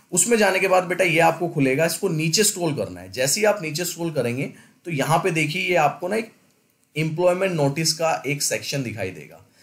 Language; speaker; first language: Hindi; native; Hindi